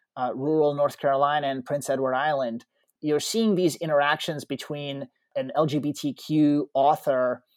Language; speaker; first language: English; early bilingual, other home language; Russian